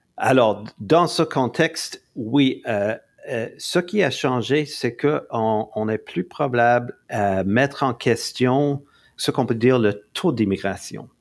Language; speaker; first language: French; non-native, local second language; English